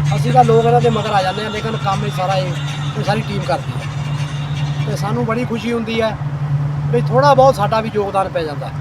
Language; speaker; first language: Punjabi; native; Punjabi